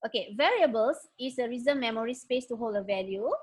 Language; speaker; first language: English; non-native, local second language; Malay